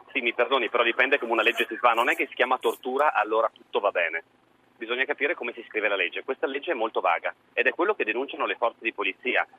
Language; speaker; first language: Italian; native; Italian